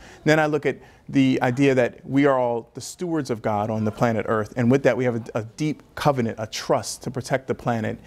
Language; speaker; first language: English; native; English